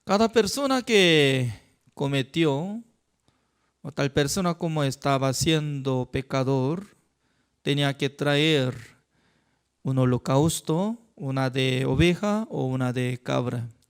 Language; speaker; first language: Spanish; non-native, fluent; Korean